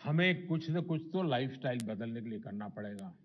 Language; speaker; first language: Hindi; non-native, local second language; Gujarati